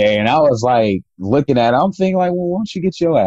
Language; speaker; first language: English; native; English